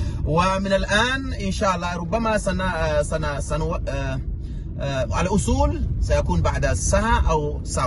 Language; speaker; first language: Arabic; non-native, fluent; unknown